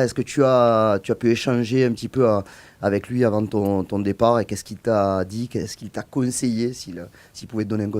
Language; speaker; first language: French; native; French